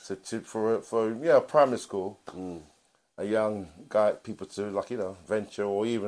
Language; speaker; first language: English; native; English